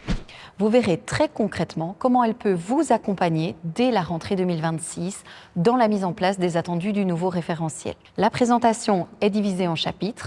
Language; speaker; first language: French; native; French